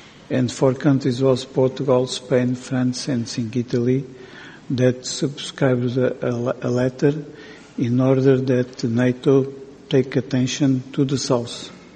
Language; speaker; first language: English; non-native, fluent; Portuguese